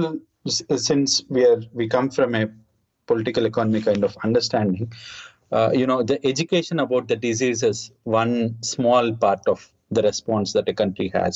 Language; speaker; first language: English; non-native, local second language; Telugu